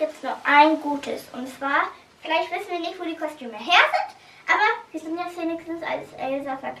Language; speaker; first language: German; native; German